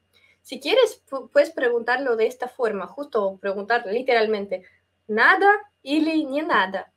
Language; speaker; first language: Spanish; non-native, fluent; Russian